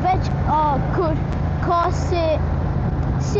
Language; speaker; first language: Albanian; early bilingual, heritage; Albanian